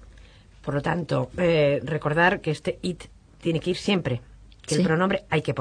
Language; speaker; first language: Spanish; native; Spanish